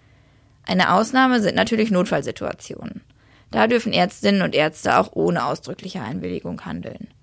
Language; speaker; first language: German; native; German